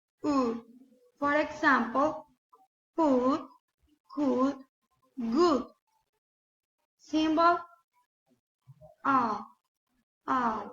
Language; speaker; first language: English; non-native, learner; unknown